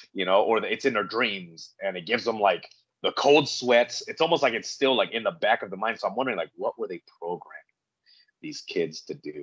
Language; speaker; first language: English; native; English